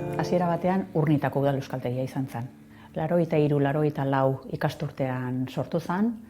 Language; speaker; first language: Basque; native; Basque